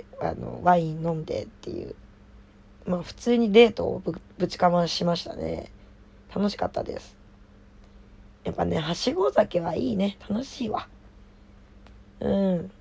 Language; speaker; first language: Japanese; native; Japanese